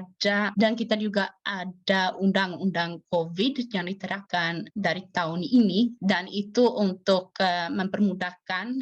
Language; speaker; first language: Indonesian; non-native, fluent; Swedish